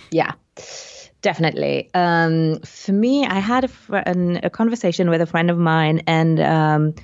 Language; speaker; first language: English; non-native, fluent; Luxembourgish